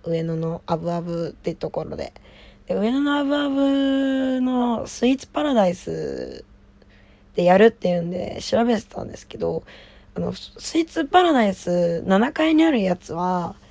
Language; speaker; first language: Japanese; native; Japanese